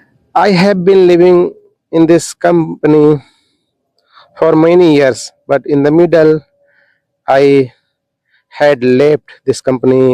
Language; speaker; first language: English; non-native, local second language; Hindi